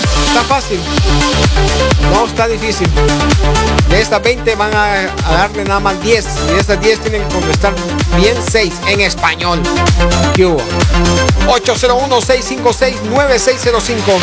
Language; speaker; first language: Spanish; native; Spanish